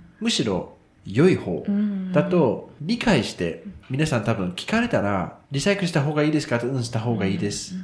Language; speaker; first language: Japanese; non-native, fluent; Danish